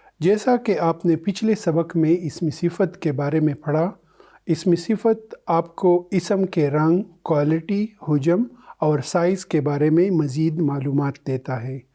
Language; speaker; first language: Urdu; non-native, local second language; Pashto